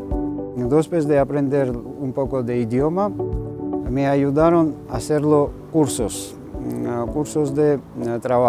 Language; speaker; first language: Spanish; non-native, fluent; Georgian